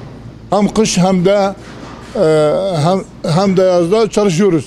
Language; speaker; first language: Turkish; non-native, local second language; Kurdish